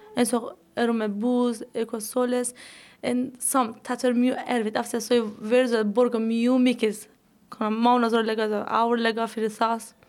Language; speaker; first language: Icelandic; non-native, learner; Persian